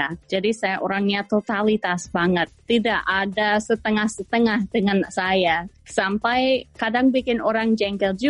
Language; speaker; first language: Indonesian; non-native, fluent; English